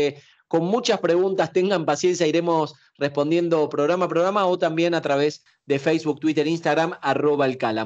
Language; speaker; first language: Spanish; native; Spanish